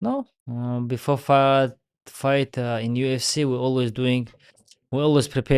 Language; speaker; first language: English; non-native, learner; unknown